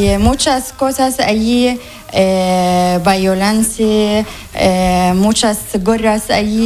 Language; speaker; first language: Spanish; non-native, learner; Arabic